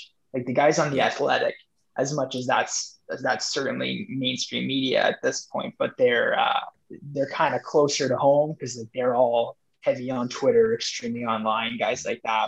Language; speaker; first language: English; native; English